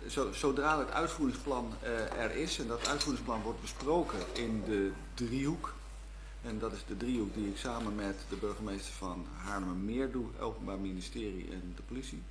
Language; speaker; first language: Dutch; native; Dutch